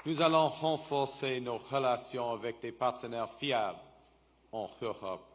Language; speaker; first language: French; non-native, local second language; English